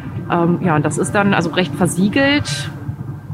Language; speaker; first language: German; native; German